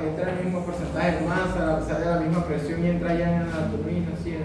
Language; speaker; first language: Spanish; native; Spanish